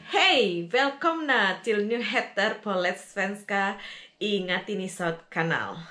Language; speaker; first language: Swedish; non-native, learner; Indonesian